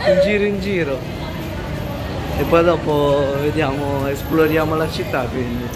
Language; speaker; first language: Italian; early bilingual, other home language; Filipino